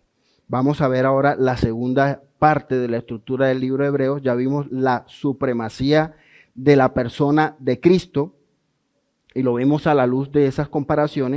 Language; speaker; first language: Spanish; native; Spanish